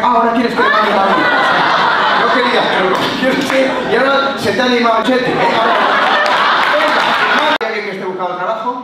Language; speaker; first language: Spanish; native; Spanish